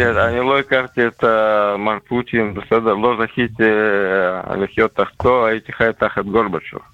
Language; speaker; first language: Hebrew; non-native, fluent; Russian